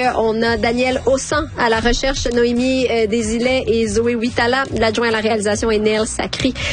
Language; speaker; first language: French; native; French